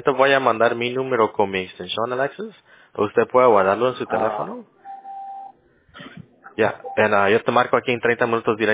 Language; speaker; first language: Spanish; early bilingual, heritage; English